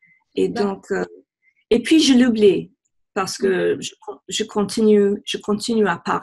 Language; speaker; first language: French; non-native, fluent; English